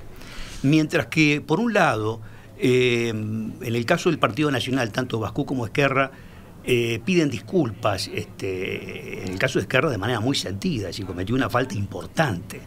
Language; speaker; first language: Spanish; native; Spanish